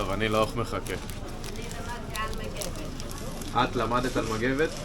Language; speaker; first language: Hebrew; native; Hebrew